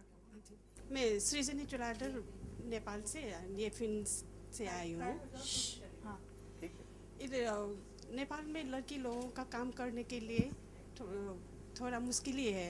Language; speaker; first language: Hindi; non-native, learner; Nepali